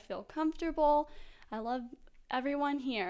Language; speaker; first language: English; native; English